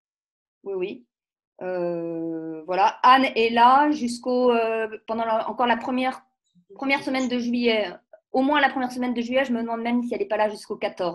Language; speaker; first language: French; native; French